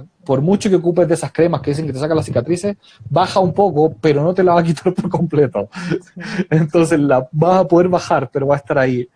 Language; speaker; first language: Spanish; native; Spanish